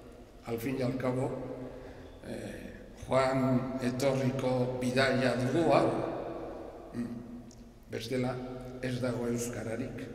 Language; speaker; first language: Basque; non-native, local second language; Spanish